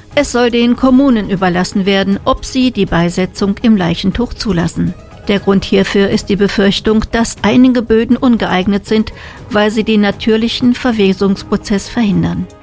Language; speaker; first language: German; native; German